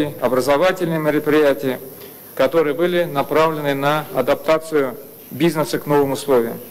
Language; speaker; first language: Russian; native; Russian